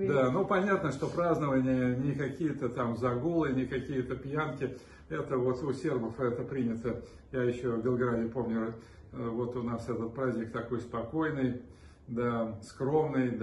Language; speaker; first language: Russian; native; Russian